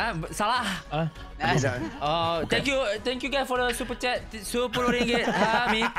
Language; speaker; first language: English; non-native, local second language; Malay